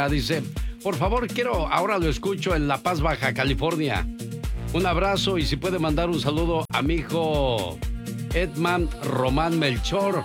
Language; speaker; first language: Spanish; native; Spanish